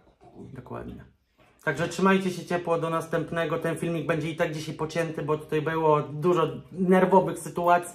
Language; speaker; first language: Polish; native; Polish